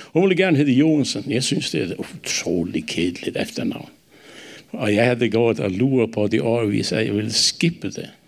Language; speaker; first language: Danish; non-native, local second language; Faroese